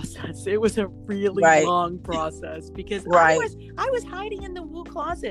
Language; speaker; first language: English; native; English